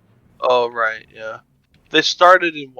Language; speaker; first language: English; native; English